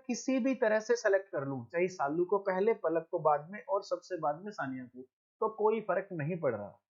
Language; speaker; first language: Hindi; native; Hindi